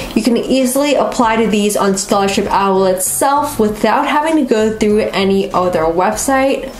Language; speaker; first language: English; native; English